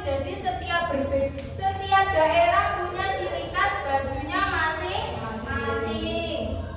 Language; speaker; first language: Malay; non-native, local second language; Javanese